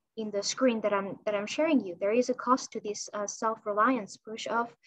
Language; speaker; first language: English; non-native, fluent; Chinese